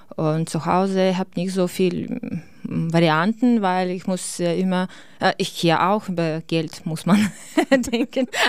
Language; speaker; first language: German; non-native, learner; Ukrainian